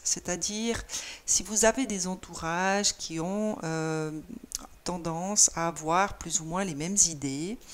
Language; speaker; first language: French; native; French